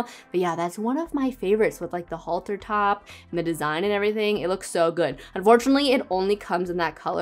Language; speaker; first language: English; native; English